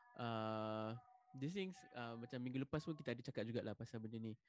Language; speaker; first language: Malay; native; Malay